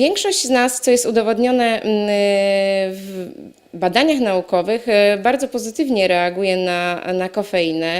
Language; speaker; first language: Polish; native; Polish